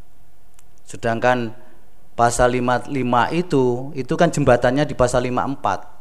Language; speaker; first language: Indonesian; native; Indonesian